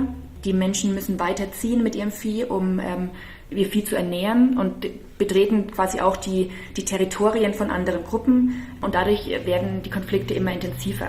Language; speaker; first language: German; native; German